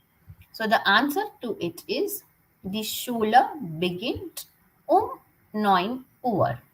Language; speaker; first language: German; non-native, fluent; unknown